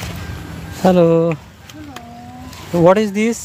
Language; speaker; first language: English; non-native, learner; Bangla